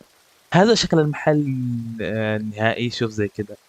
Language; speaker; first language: Arabic; native; Arabic